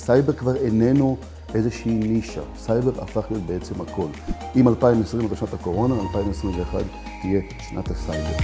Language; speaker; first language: Hebrew; native; Hebrew